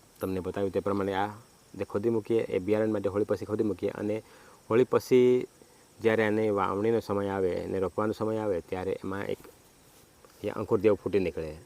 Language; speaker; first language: Gujarati; non-native, local second language; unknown